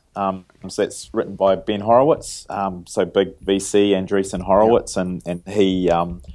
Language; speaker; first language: English; native; English